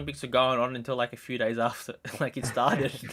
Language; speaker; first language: English; native; English